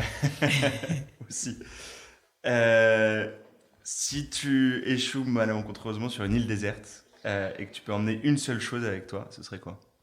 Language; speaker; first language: French; native; French